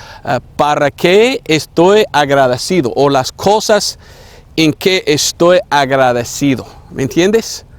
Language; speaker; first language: Spanish; non-native, fluent; English